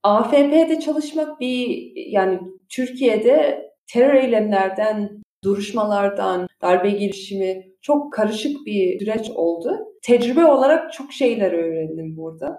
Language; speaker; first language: Turkish; early bilingual, heritage; Turkish